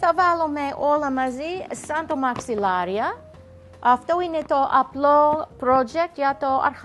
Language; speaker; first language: Greek; non-native, learner; English